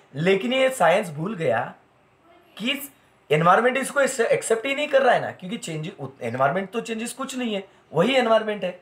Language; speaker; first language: Hindi; non-native, local second language; Marathi